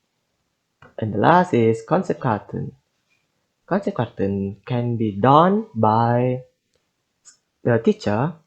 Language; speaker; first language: English; non-native, learner; Indonesian